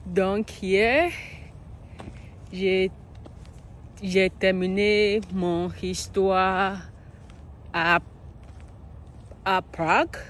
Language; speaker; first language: French; non-native, learner; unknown